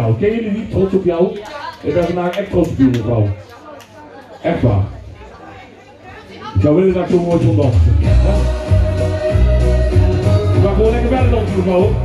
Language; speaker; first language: Dutch; early bilingual, other home language; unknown